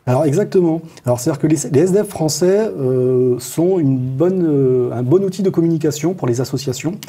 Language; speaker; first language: French; native; French